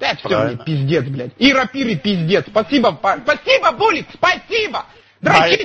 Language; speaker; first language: Russian; native; Russian